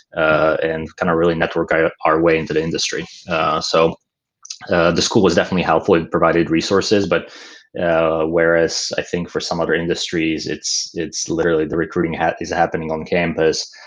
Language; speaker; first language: English; non-native, fluent; Slovak